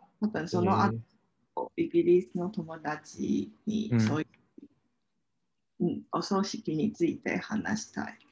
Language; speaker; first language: Japanese; non-native, learner; Chinese